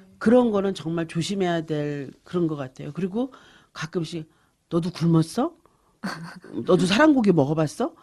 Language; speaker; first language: Korean; native; Korean